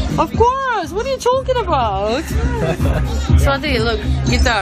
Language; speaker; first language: English; non-native, fluent; Russian